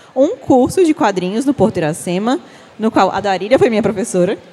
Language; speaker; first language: Portuguese; native; Portuguese